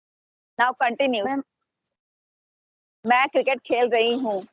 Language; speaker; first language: Hindi; native; Hindi